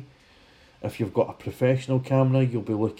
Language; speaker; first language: English; native; English